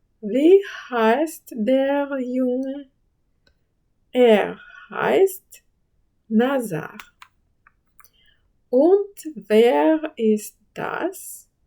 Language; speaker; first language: German; non-native, fluent; Ukrainian